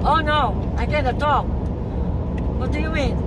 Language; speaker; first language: English; non-native, learner; Filipino